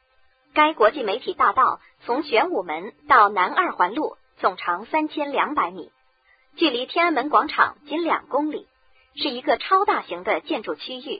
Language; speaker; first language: Chinese; native; Chinese